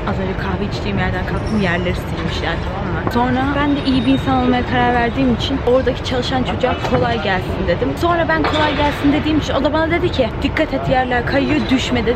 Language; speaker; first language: Turkish; native; Turkish